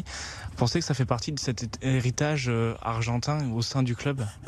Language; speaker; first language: French; native; French